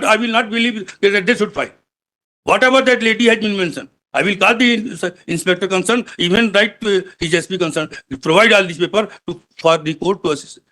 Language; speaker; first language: English; non-native, local second language; Hindi